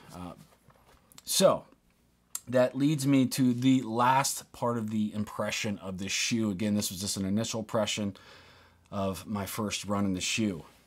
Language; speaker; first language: English; native; English